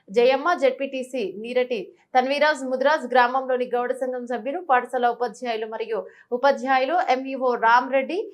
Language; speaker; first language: Telugu; native; Telugu